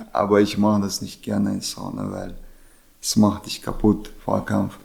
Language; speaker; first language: German; non-native, learner; Chechen